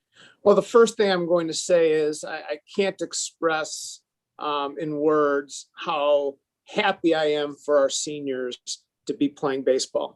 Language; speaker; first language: English; native; English